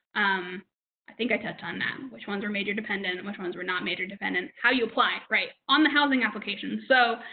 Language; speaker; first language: English; native; English